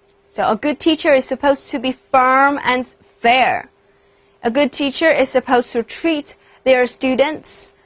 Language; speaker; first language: English; non-native, fluent; Chinese